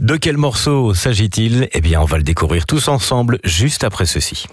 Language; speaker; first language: French; native; French